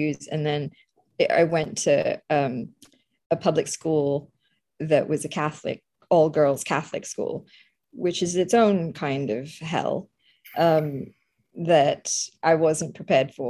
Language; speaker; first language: English; early bilingual, other home language; Bangla